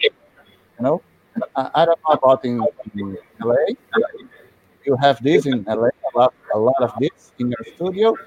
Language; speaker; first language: English; non-native, learner; Portuguese